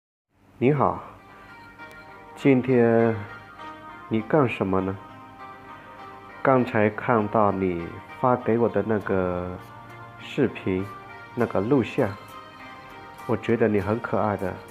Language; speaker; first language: Chinese; non-native, fluent; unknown